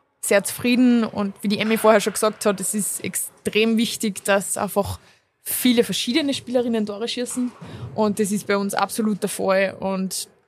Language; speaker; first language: German; native; German